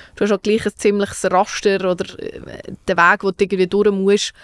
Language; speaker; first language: German; native; German